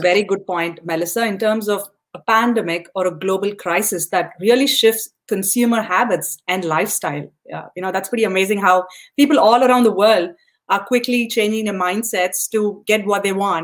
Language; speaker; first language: English; non-native, local second language; Tamil